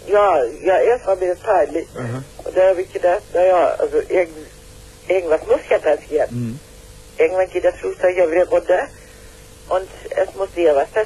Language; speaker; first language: German; native; German